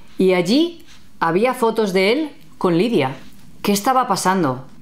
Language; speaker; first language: Spanish; native; Spanish